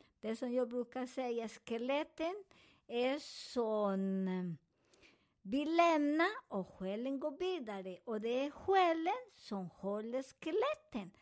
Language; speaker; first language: Swedish; non-native, learner; Spanish